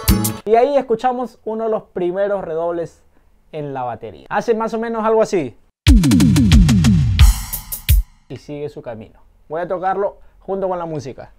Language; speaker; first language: Spanish; native; Spanish